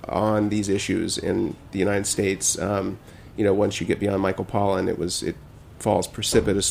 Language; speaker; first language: English; native; English